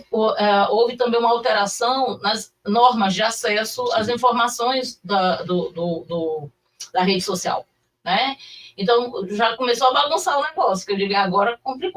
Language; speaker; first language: Portuguese; native; Portuguese